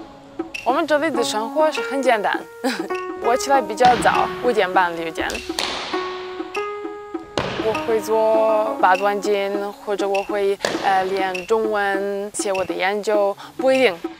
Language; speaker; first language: Chinese; non-native, fluent; Serbian